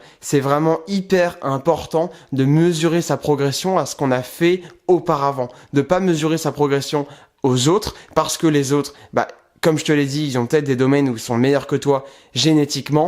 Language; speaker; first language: French; native; French